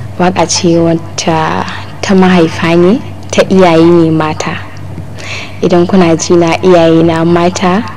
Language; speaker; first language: Hausa; non-native, local second language; Tamasheq